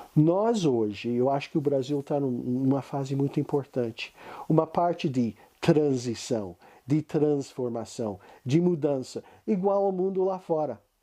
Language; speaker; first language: Portuguese; non-native, fluent; English